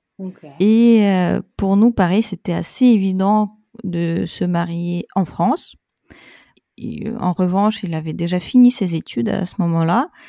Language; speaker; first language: French; non-native, fluent; Russian